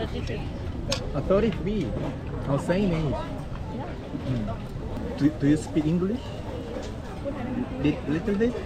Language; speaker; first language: English; non-native, learner; Korean